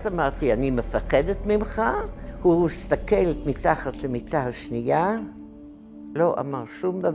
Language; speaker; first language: Hebrew; non-native, fluent; Dutch